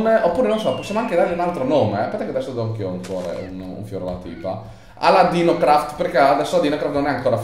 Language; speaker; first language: Italian; native; Italian